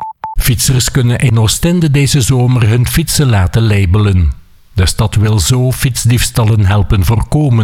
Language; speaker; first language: Dutch; native; Dutch